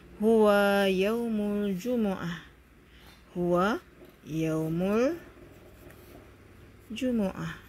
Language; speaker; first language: Arabic; non-native, learner; Malay